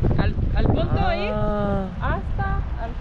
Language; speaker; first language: Spanish; non-native, learner; English